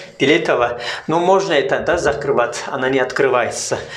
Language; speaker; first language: Russian; non-native, learner; Turkish